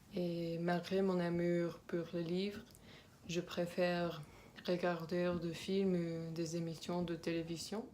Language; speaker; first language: French; non-native, learner; Spanish